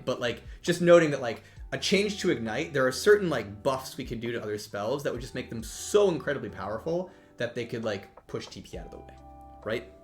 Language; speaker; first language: English; native; English